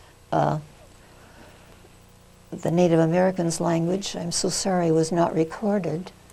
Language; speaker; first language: English; native; English